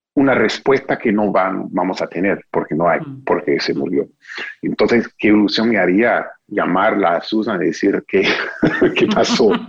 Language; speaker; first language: Spanish; non-native, fluent; English